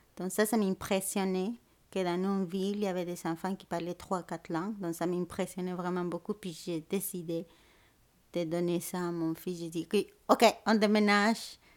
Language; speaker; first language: French; non-native, fluent; Spanish